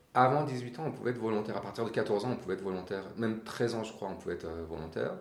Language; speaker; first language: French; non-native, fluent; Persian